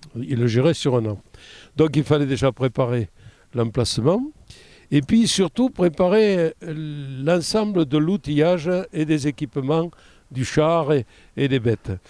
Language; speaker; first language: French; native; French